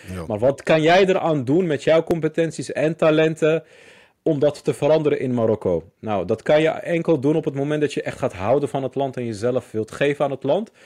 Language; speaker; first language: Dutch; early bilingual, other home language; Arabic